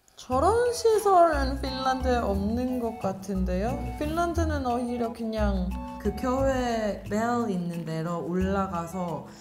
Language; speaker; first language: Korean; non-native, fluent; Finnish